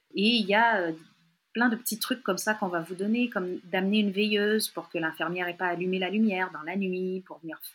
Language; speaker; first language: French; native; French